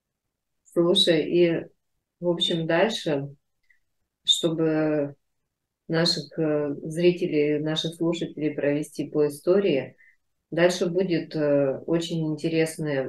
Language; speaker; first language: Russian; native; Russian